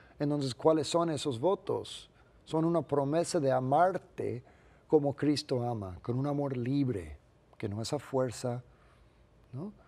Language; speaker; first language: Spanish; non-native, fluent; English